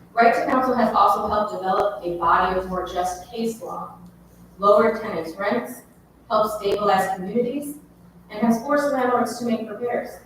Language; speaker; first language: English; native; English